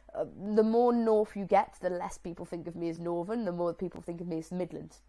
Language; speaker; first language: English; native; English